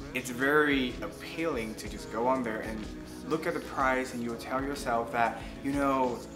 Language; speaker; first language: English; non-native, fluent; Chinese